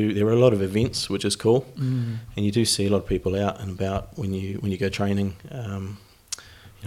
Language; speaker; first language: English; native; English